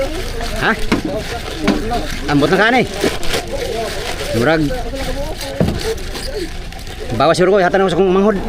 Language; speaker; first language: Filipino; non-native, local second language; Cebuano